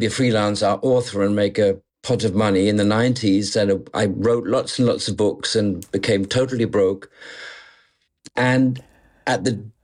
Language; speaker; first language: English; native; English